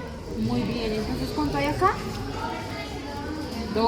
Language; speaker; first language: Spanish; native; Spanish